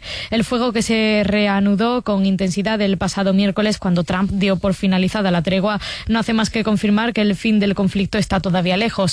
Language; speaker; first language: Spanish; native; Spanish